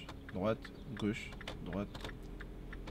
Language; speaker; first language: French; native; French